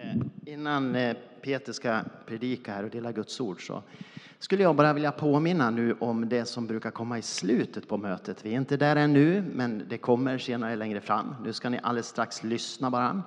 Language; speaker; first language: Swedish; native; Swedish